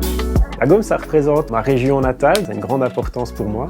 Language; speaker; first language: French; native; French